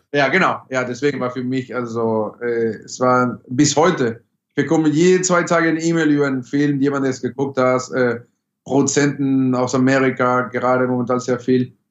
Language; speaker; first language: German; non-native, fluent; Spanish